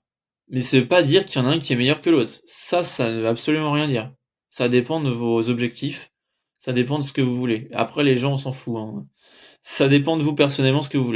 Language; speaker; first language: French; native; French